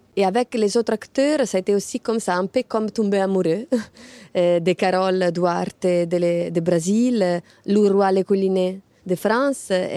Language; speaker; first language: French; non-native, fluent; Italian